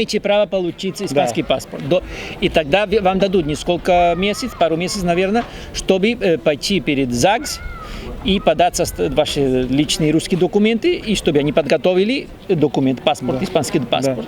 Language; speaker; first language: Russian; non-native, fluent; Spanish